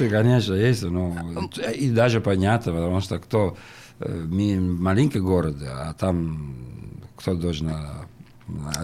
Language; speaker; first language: Russian; non-native, learner; Italian